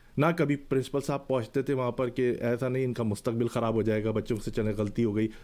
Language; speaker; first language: Urdu; native; Urdu